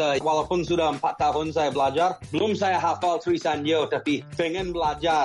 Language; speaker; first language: Indonesian; non-native, fluent; English